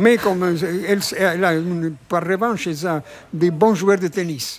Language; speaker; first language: French; non-native, fluent; Italian